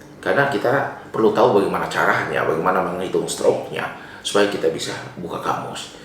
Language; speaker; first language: Indonesian; non-native, local second language; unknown